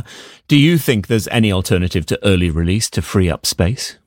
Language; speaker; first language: English; native; English